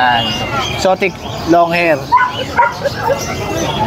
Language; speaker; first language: Filipino; native; Filipino